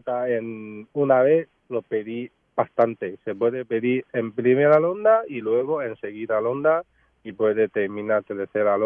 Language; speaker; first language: Spanish; non-native, learner; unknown